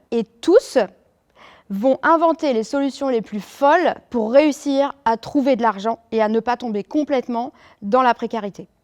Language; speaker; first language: French; native; French